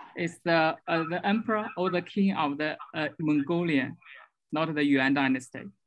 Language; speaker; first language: English; non-native, fluent; Chinese